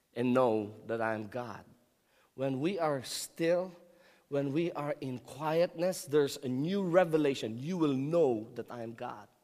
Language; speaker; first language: English; non-native, local second language; Filipino